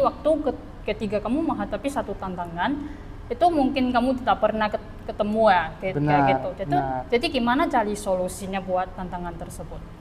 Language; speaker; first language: Indonesian; non-native, fluent; Chinese